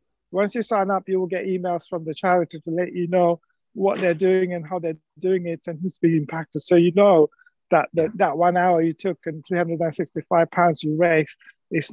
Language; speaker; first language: English; non-native, local second language; Sinhala